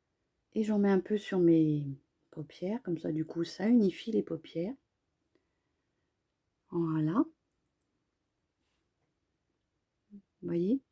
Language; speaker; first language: French; native; French